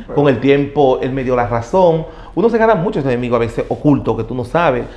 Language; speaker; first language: Spanish; native; Spanish